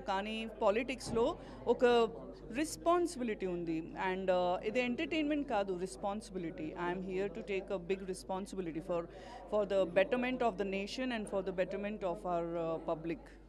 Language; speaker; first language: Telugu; non-native, learner; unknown